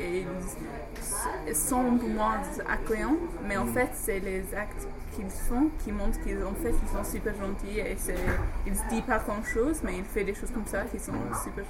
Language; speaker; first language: French; non-native, fluent; English